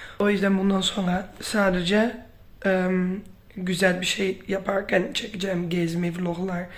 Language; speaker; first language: Turkish; non-native, fluent; Dutch